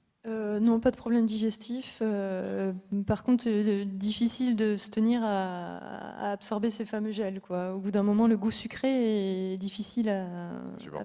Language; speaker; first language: French; native; French